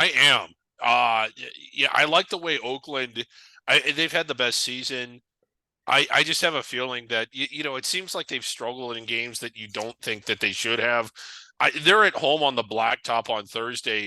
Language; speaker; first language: English; native; English